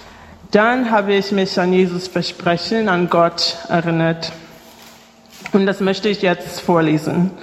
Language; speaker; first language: German; non-native, fluent; English